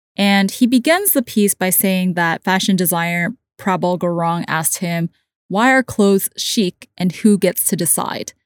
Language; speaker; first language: English; non-native, local second language; Cantonese